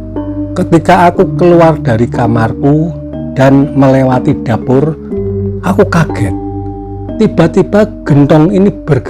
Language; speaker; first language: Indonesian; native; Indonesian